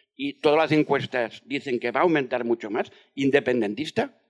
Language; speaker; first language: Spanish; non-native, fluent; French